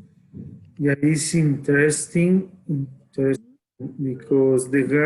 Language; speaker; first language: English; non-native, learner; Spanish